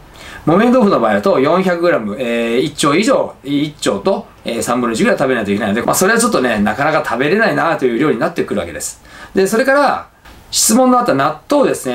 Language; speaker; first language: Japanese; native; Japanese